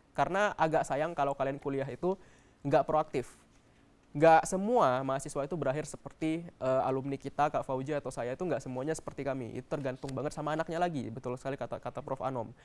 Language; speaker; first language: Indonesian; native; Indonesian